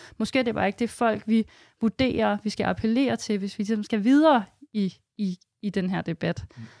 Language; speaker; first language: Danish; native; Danish